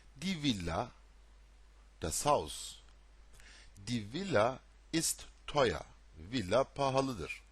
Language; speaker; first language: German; non-native, fluent; Turkish